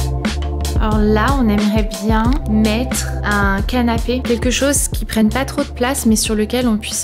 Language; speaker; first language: French; native; French